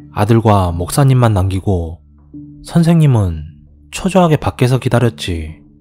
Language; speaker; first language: Korean; native; Korean